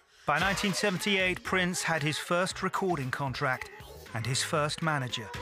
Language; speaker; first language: English; native; English